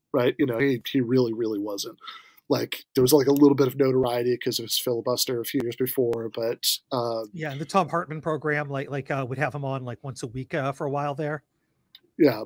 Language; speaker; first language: English; native; English